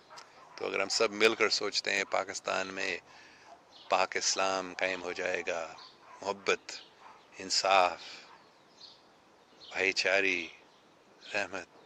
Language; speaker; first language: Hindi; non-native, fluent; English